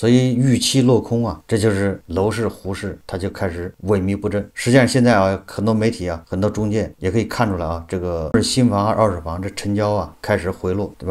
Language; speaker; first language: Chinese; native; Chinese